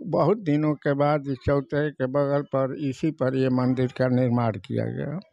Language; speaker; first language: Hindi; native; Hindi